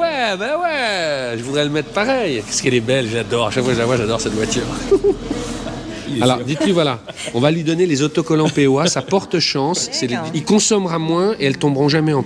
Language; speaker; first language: French; native; French